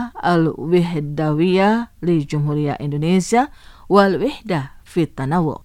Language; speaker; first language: Arabic; non-native, fluent; Indonesian